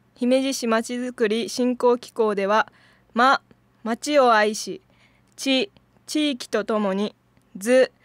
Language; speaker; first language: Japanese; native; Japanese